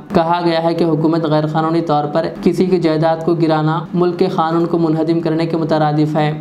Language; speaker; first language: Urdu; native; Urdu